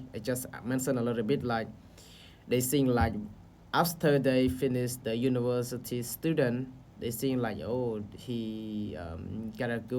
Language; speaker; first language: English; non-native, learner; Khmer